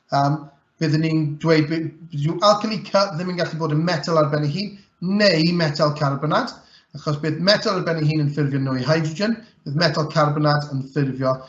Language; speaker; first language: Welsh; native; Welsh